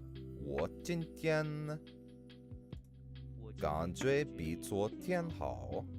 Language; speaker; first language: Chinese; non-native, learner; English